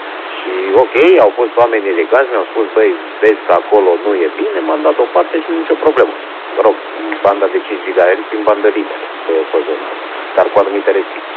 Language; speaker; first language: Romanian; native; Romanian